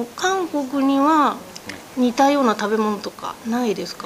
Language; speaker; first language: Japanese; native; Japanese